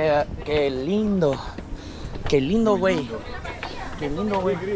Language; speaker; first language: Spanish; non-native, learner; English